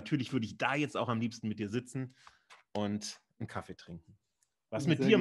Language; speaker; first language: German; native; German